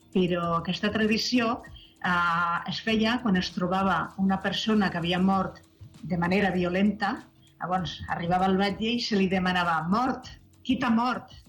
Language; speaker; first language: Catalan; native; Catalan